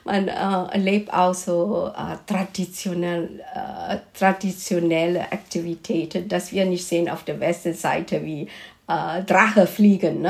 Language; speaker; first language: German; non-native, fluent; Malay